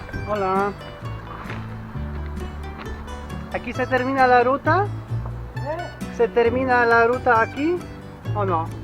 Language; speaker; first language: Spanish; non-native, learner; Polish